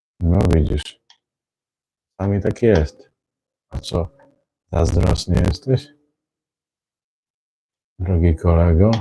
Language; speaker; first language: Polish; native; Polish